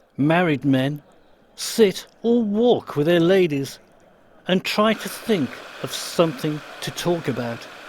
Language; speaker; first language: English; native; English